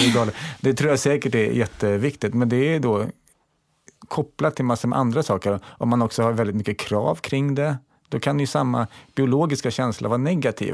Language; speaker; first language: Swedish; native; Swedish